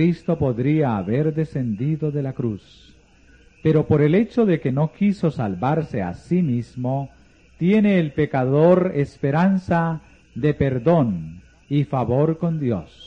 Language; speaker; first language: Spanish; native; Spanish